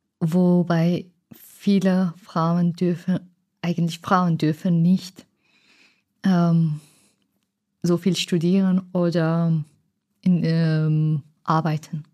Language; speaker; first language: German; non-native, learner; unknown